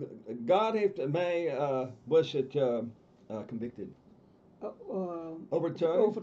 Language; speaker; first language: Dutch; non-native, fluent; English